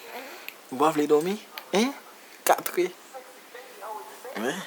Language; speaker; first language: French; non-native, learner; Haitian Creole